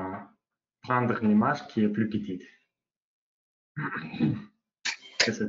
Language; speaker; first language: French; non-native, learner; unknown